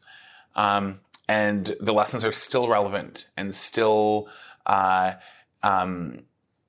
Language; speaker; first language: English; native; English